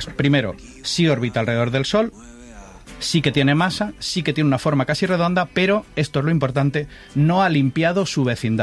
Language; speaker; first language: Spanish; native; Spanish